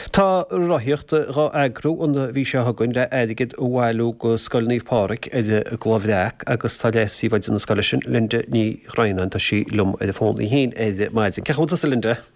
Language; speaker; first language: Irish; native; Irish